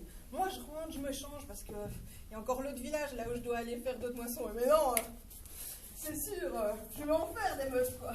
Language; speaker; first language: French; native; French